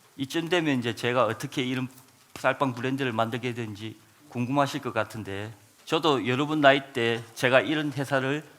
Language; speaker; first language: Korean; native; Korean